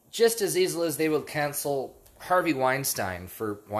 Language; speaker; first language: English; native; English